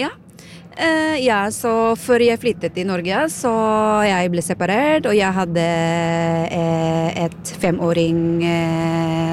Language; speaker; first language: Norwegian; non-native, fluent; Filipino